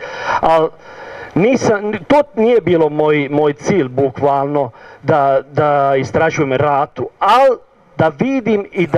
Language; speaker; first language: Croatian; non-native, learner; Italian